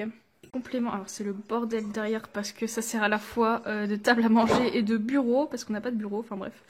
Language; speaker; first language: French; native; French